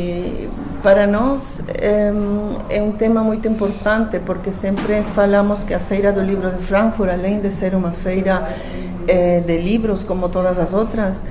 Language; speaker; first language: Portuguese; non-native, fluent; Spanish